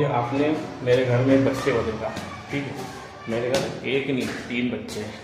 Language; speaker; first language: Hindi; native; Hindi